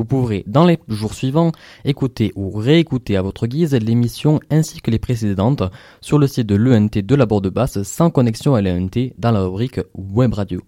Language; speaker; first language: French; native; French